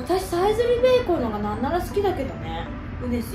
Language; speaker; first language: Japanese; native; Japanese